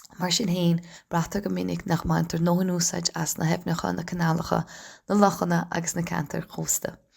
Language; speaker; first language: Irish; native; Irish